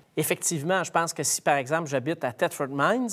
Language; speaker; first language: French; native; French